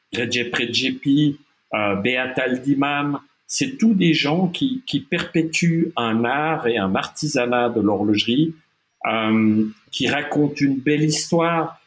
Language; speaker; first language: French; non-native, local second language; German